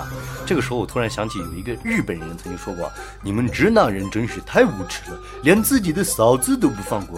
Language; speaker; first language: Chinese; native; Chinese